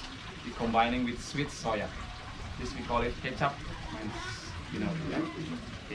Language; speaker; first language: English; non-native, learner; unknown